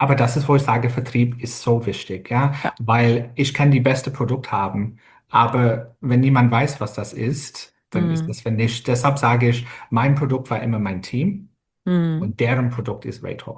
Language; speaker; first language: German; non-native, fluent; English